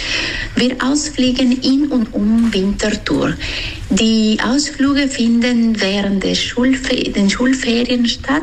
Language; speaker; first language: German; non-native, fluent; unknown